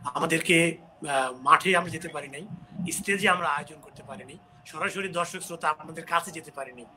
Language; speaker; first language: Bangla; native; Bangla